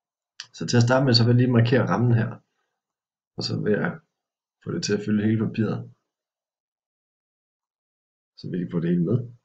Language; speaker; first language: Danish; native; Danish